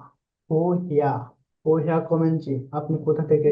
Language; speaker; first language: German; non-native, learner; Bangla